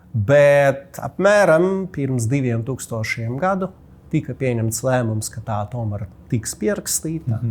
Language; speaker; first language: Latvian; non-native, local second language; Russian